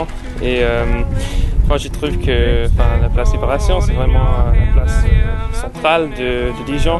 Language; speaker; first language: French; non-native, fluent; English